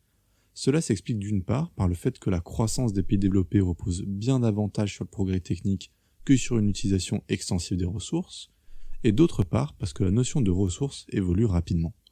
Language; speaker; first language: French; native; French